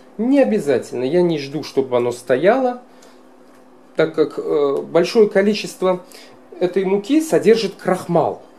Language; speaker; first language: Russian; non-native, local second language; Kara-Kalpak